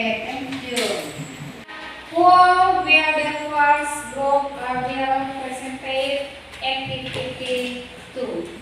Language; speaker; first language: English; non-native, learner; Indonesian